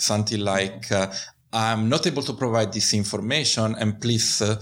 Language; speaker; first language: English; non-native, fluent; Italian